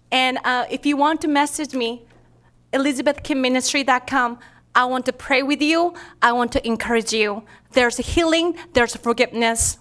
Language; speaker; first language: English; non-native, fluent; Korean